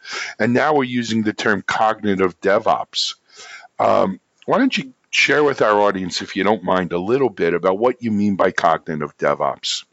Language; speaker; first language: English; native; English